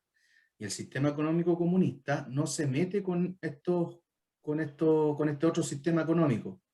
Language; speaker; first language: Spanish; native; Spanish